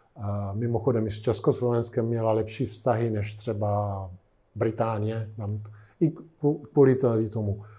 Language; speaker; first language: Czech; non-native, fluent; Italian